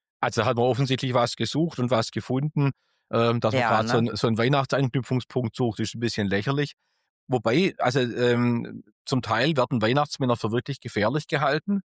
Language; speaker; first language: German; native; German